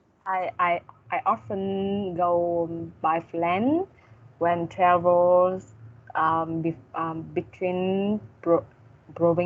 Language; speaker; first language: English; non-native, learner; Vietnamese